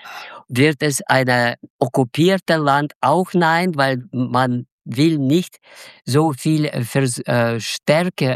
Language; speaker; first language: German; non-native, fluent; Russian